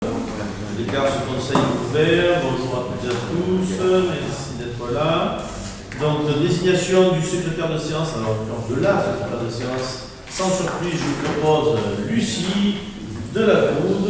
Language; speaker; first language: French; native; French